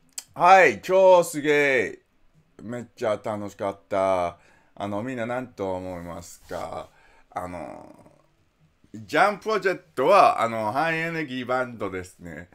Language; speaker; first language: Japanese; non-native, learner; English